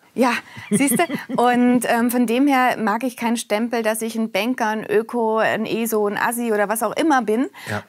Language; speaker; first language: German; native; German